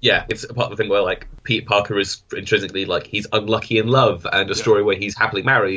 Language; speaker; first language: English; native; English